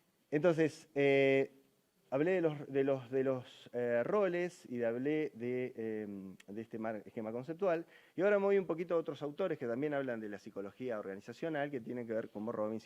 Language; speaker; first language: Spanish; native; Spanish